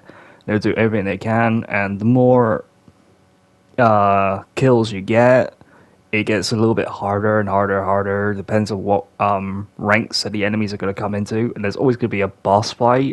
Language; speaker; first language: English; native; English